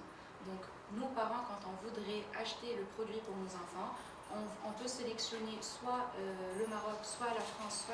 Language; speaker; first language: French; native; French